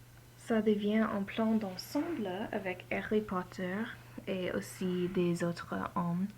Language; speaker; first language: French; non-native, learner; English